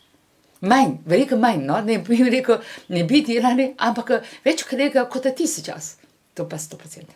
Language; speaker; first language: Slovenian; non-native, learner; Chinese